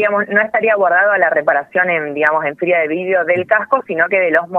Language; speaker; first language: Spanish; native; Spanish